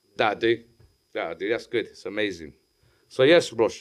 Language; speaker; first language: English; native; English